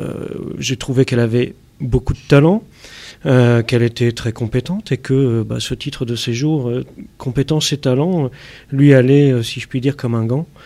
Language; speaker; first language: French; native; French